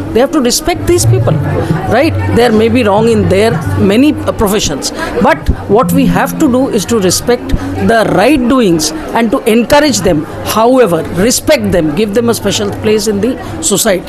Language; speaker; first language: English; non-native, local second language; Bangla